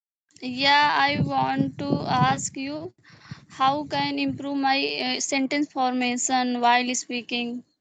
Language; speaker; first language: English; non-native, learner; Hindi